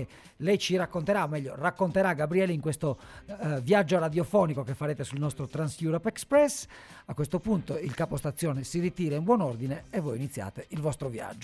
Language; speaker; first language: Italian; native; Italian